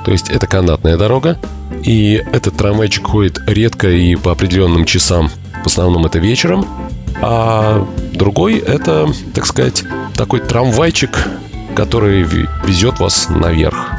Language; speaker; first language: Russian; native; Russian